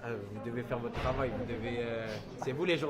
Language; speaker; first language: French; early bilingual, other home language; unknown